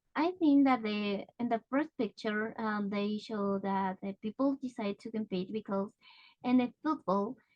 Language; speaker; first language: English; non-native, learner; Spanish